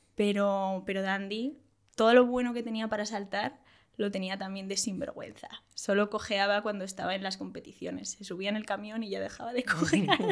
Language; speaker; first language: Spanish; native; Spanish